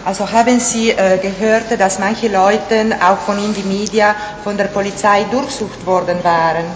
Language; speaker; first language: German; non-native, fluent; Italian